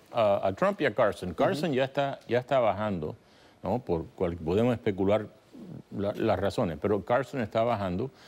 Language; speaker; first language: Spanish; native; Spanish